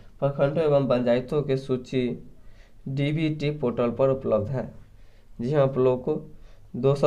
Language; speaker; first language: Hindi; native; Hindi